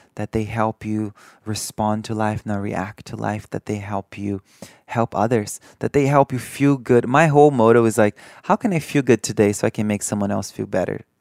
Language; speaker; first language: English; early bilingual, other home language; Portuguese